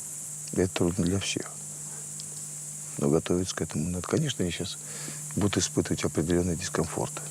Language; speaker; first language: Russian; native; Russian